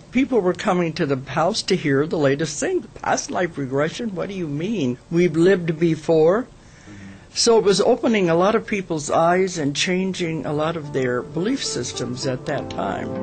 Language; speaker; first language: English; native; English